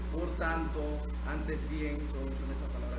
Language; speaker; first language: Spanish; native; Spanish